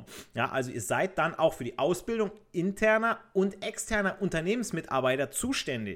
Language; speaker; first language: German; native; German